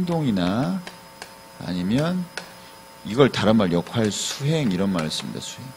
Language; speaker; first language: Korean; native; Korean